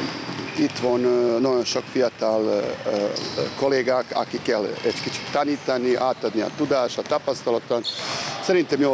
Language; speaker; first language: Hungarian; non-native, learner; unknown